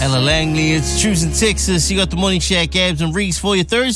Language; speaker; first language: English; native; English